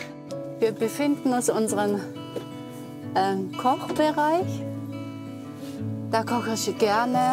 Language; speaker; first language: German; non-native, fluent; Mongolian